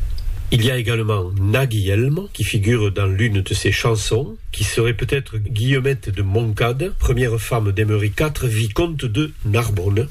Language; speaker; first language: French; native; French